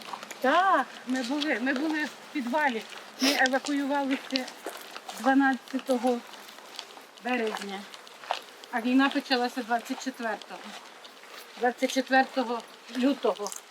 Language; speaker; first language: Ukrainian; native; Ukrainian